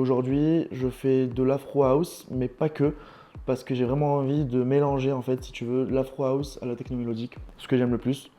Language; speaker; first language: French; non-native, local second language; Arabic